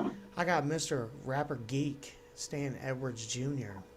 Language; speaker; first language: English; native; English